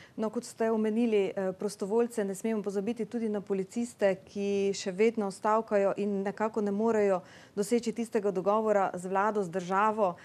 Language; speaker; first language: Slovenian; native; Slovenian